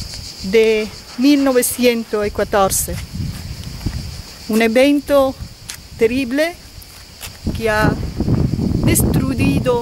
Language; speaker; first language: Spanish; non-native, learner; Italian